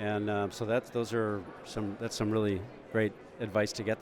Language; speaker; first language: English; native; English